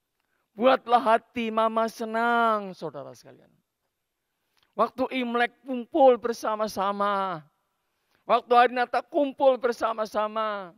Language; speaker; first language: Indonesian; native; Indonesian